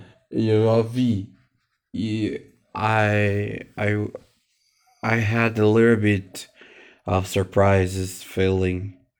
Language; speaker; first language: English; non-native, learner; Portuguese